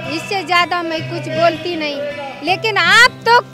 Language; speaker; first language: Hindi; non-native, local second language; Marathi